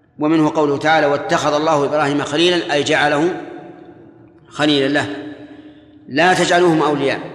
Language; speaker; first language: Arabic; native; Arabic